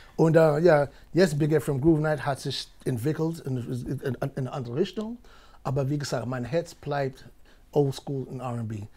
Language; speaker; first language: German; non-native, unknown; English